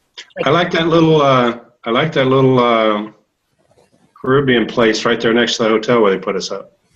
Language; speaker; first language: English; native; English